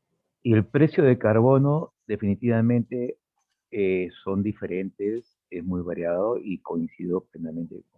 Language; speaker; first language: Spanish; native; Spanish